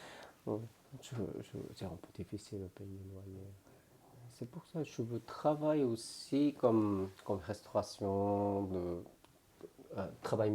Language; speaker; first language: French; non-native, learner; Korean